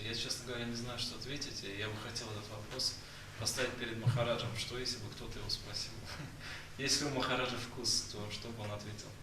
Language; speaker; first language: Russian; native; Russian